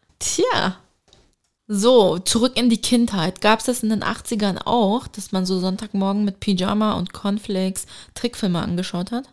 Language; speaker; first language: German; early bilingual, other home language; Turkish